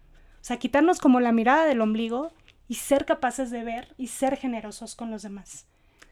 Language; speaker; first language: Spanish; native; Spanish